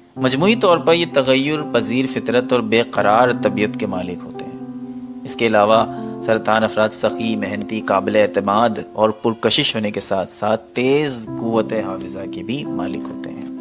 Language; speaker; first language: Urdu; native; Urdu